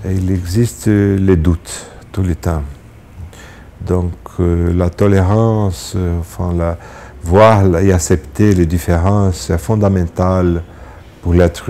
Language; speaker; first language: French; non-native, fluent; Portuguese